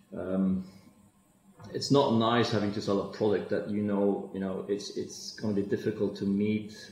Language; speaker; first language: English; non-native, fluent; Dutch